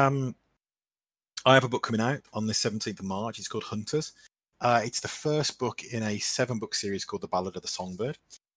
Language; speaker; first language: English; native; English